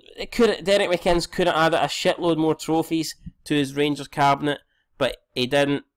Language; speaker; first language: English; native; English